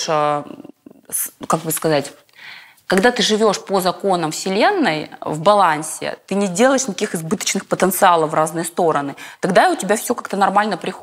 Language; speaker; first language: Russian; native; Russian